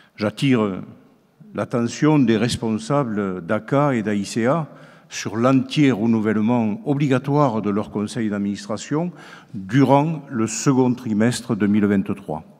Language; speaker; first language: French; native; French